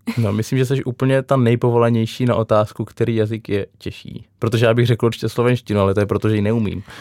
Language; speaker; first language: Czech; native; Czech